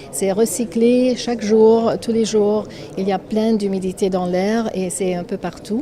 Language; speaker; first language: French; non-native, fluent; English